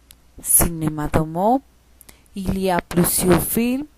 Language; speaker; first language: French; non-native, learner; Spanish